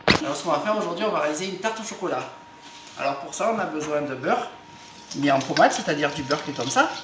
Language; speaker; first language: French; native; French